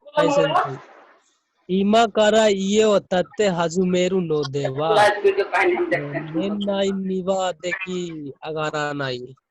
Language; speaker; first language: Japanese; non-native, learner; Hindi